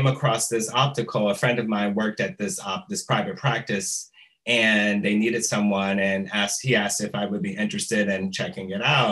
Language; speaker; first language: English; native; English